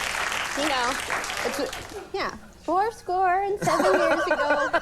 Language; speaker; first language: English; native; English